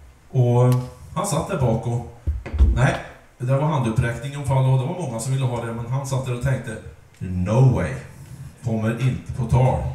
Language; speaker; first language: Swedish; native; Swedish